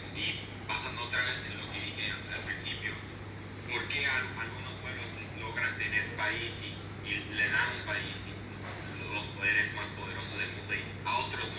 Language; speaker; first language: Spanish; non-native, fluent; English